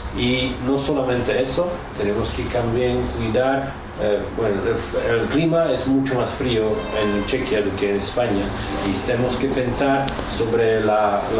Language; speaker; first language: Spanish; non-native, fluent; Czech